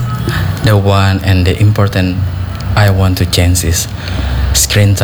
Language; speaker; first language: English; non-native, learner; Indonesian